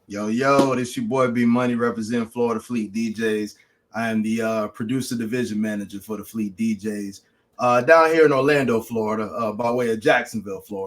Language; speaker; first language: English; native; English